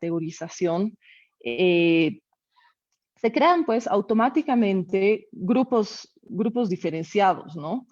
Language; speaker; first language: Spanish; native; Spanish